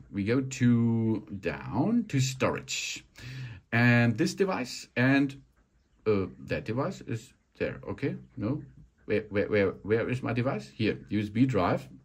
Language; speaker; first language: English; non-native, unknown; German